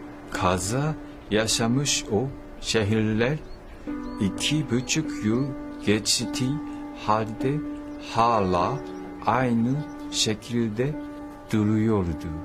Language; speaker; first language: Turkish; non-native, learner; Japanese